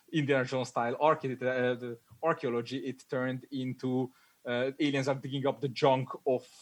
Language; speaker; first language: English; non-native, fluent; Hungarian